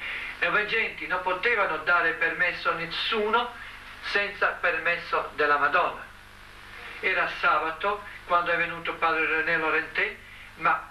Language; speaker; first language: Italian; non-native, learner; Croatian